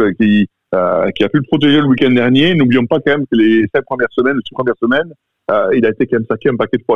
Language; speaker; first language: French; native; French